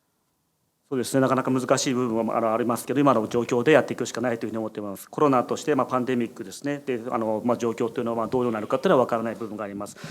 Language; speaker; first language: Japanese; native; Japanese